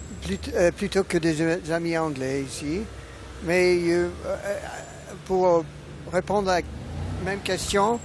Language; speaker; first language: French; non-native, fluent; English